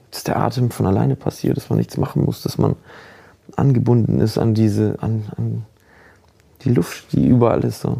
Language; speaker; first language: German; early bilingual, other home language; Polish